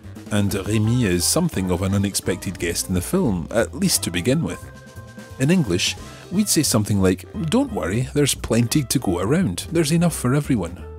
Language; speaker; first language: English; native; English